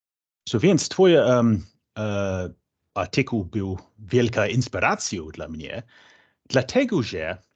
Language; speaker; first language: Polish; non-native, fluent; English